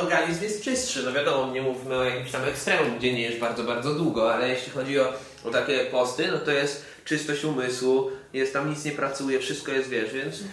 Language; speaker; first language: Polish; native; Polish